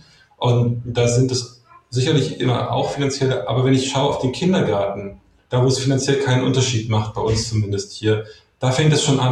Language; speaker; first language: German; native; German